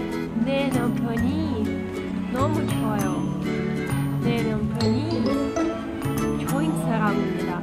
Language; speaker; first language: Korean; non-native, learner; Russian